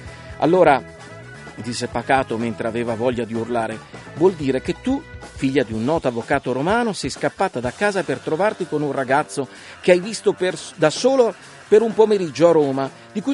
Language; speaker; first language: Italian; native; Italian